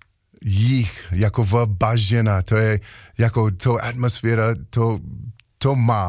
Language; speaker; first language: Czech; non-native, learner; English